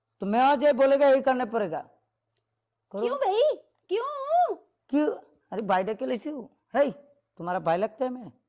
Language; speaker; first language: Hindi; non-native, learner; Bangla